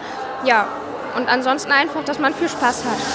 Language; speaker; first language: German; native; German